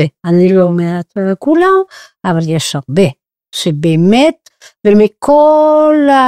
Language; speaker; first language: Hebrew; non-native, fluent; French